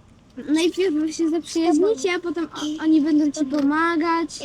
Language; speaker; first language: Polish; early bilingual, other home language; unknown